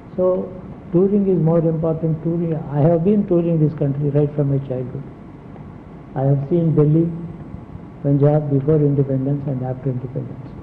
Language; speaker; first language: English; non-native, local second language; Telugu